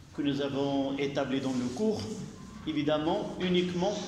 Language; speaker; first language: French; non-native, local second language; Arabic